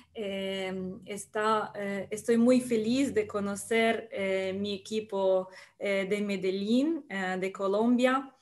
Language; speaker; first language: Spanish; non-native, learner; Russian